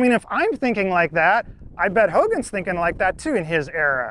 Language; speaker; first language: English; native; English